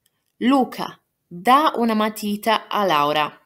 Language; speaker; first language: Italian; non-native, fluent; Portuguese